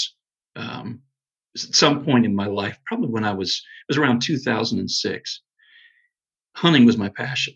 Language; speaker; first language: English; native; English